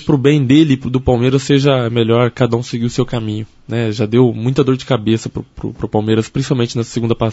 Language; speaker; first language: Portuguese; native; Portuguese